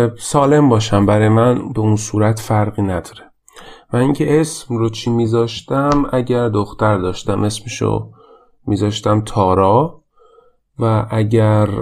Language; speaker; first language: Persian; native; Persian